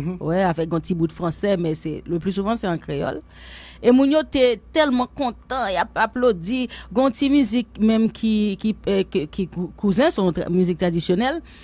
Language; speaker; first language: French; non-native, local second language; Haitian Creole